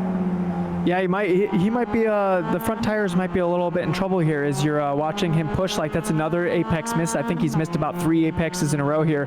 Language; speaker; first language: English; native; English